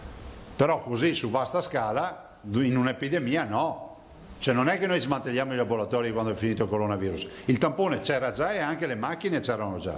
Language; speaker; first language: Italian; native; Italian